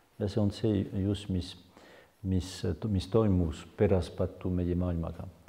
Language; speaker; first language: Estonian; non-native, fluent; French